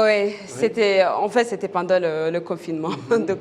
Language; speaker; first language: French; non-native, local second language; Kinyarwanda